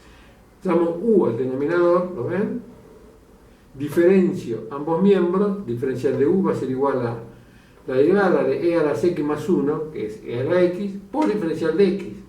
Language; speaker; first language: Spanish; native; Spanish